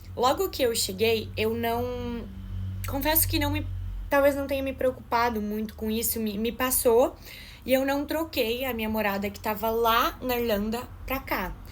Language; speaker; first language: Portuguese; native; Portuguese